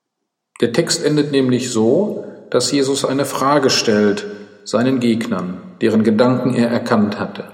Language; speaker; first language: German; native; German